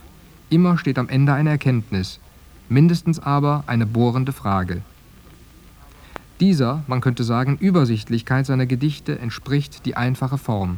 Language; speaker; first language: German; native; German